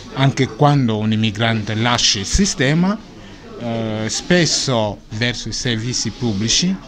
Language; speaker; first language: Italian; non-native, fluent; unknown